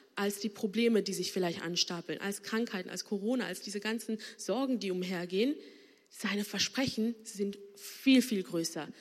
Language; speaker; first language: German; native; German